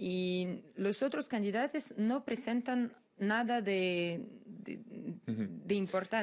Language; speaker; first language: Spanish; non-native, fluent; Russian